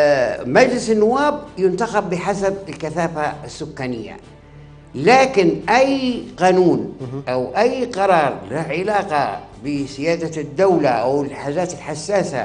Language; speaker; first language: Arabic; native; Arabic